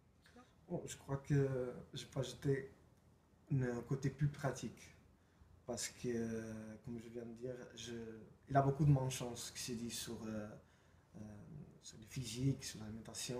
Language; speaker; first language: French; non-native, fluent; Spanish